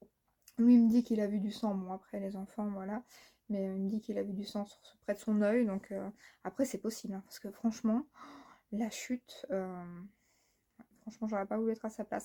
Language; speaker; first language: French; native; French